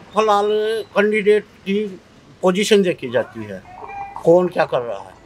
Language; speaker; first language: Hindi; native; Hindi